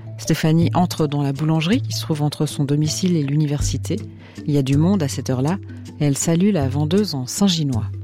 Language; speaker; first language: French; native; French